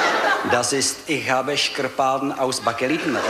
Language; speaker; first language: German; non-native, learner; Czech